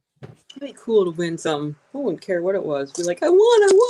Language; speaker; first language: English; native; English